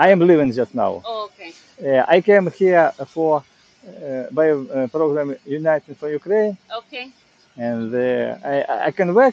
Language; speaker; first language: English; non-native, learner; Ukrainian